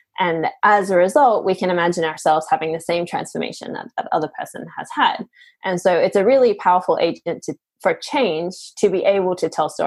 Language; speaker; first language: English; native; English